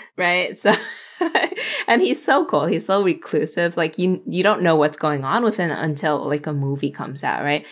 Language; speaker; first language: English; early bilingual, other home language; Cantonese